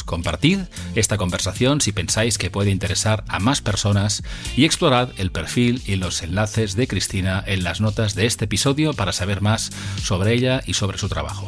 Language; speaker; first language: Spanish; native; Spanish